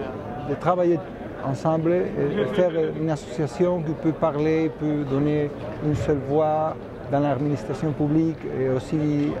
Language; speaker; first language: French; non-native, fluent; Spanish